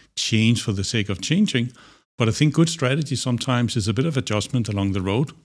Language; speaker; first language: English; non-native, fluent; Danish